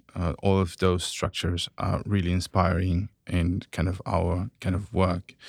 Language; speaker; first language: English; non-native, fluent; Spanish